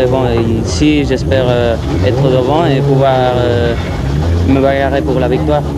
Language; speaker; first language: French; non-native, fluent; Spanish